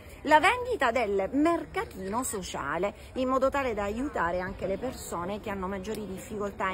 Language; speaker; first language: Italian; native; Italian